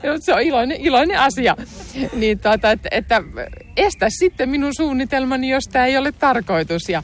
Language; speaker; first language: Finnish; native; Finnish